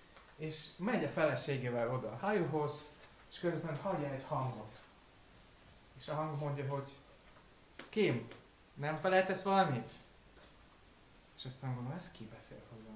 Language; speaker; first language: Hungarian; non-native, learner; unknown